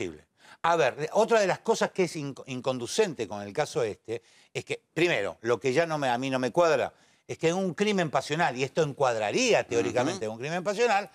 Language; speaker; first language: Spanish; native; Spanish